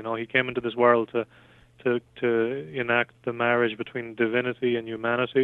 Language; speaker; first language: English; native; English